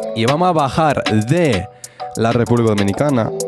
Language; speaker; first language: Spanish; non-native, fluent; English